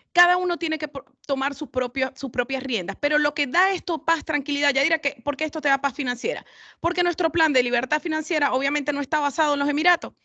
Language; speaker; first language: Spanish; native; Spanish